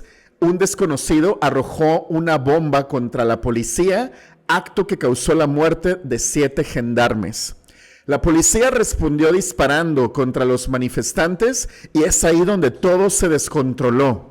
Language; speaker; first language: Spanish; native; Spanish